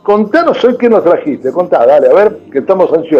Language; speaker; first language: Spanish; native; Spanish